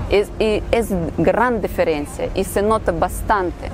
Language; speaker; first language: Spanish; non-native, learner; Ukrainian